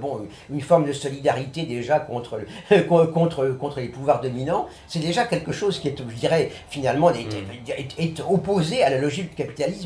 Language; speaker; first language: French; native; French